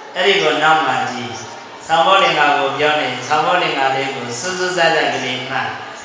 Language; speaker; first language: Burmese; native; Burmese